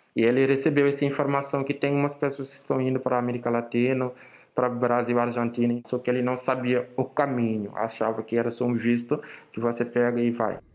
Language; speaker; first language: Portuguese; non-native, fluent; Wolof